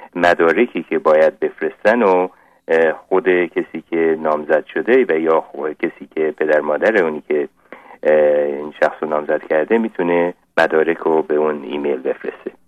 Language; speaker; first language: Persian; native; Persian